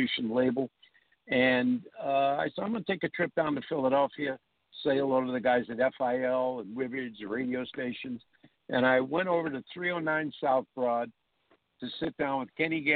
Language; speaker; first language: English; native; English